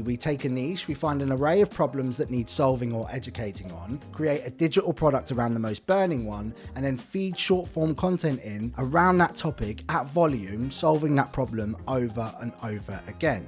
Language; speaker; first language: English; native; English